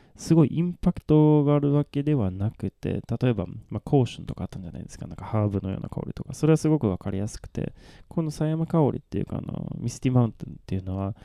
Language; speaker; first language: Japanese; non-native, fluent; Swedish